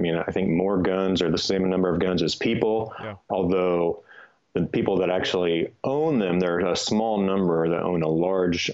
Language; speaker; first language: English; native; English